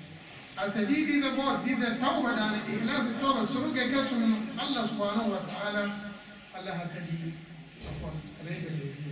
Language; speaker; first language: German; non-native, learner; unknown